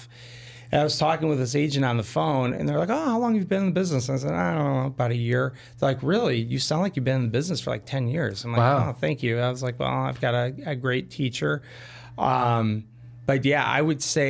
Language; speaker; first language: English; native; English